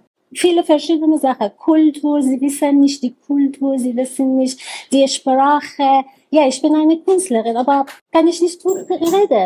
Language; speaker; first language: German; non-native, learner; Persian